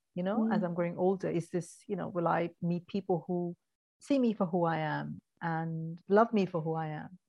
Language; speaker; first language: English; non-native, local second language; Malayalam